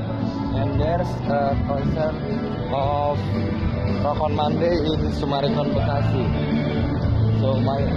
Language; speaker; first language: English; non-native, learner; Indonesian